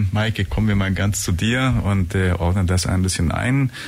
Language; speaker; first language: German; native; German